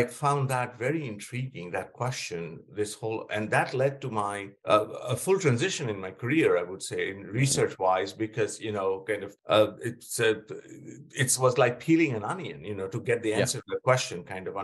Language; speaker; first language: English; non-native, local second language; Bangla